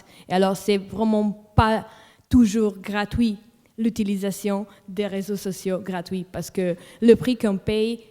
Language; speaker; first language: French; non-native, local second language; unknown